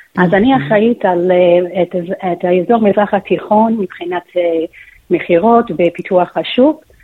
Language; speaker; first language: Hebrew; non-native, fluent; English